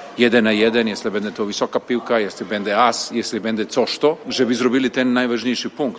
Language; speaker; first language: Polish; non-native, fluent; Serbian